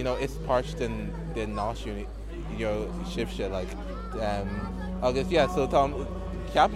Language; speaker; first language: Irish; non-native, local second language; English